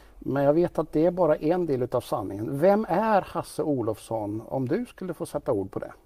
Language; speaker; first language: Swedish; native; Swedish